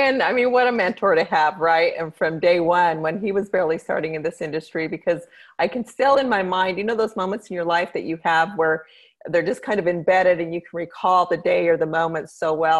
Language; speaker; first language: English; native; English